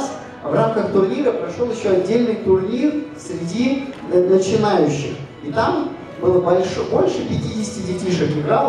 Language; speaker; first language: Russian; native; Russian